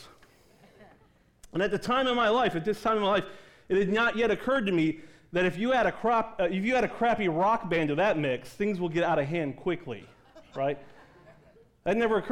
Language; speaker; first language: English; native; English